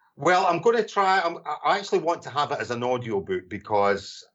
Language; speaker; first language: English; native; English